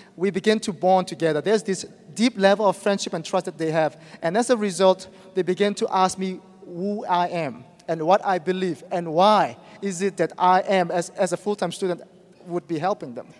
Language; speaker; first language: English; non-native, fluent; Burmese